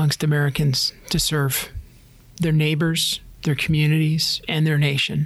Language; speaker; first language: English; native; English